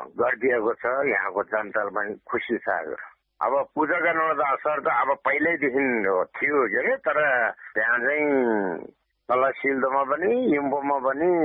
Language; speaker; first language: Nepali; non-native, local second language; Gurung